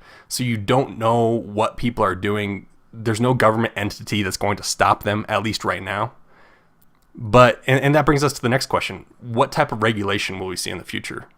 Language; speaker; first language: English; native; English